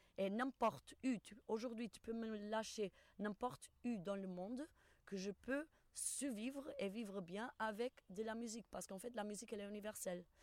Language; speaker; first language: French; non-native, fluent; Portuguese